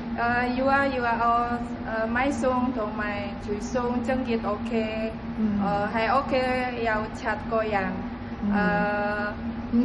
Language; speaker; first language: Cantonese; non-native, learner; Indonesian